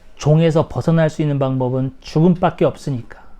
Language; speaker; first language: Korean; native; Korean